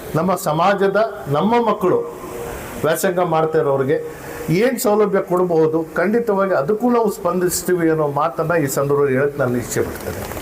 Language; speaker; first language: Kannada; non-native, local second language; Urdu